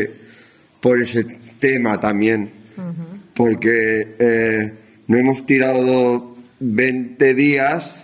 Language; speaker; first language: Spanish; non-native, local second language; Catalan